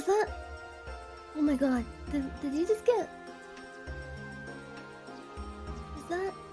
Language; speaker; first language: English; native; English